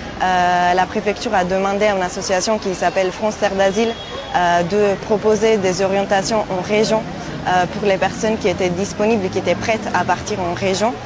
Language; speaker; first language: French; native; French